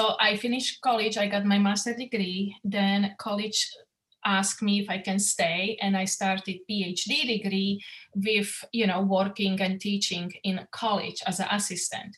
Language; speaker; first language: English; non-native, fluent; Slovak